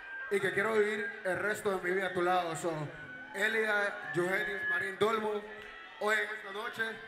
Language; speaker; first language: Spanish; native; Spanish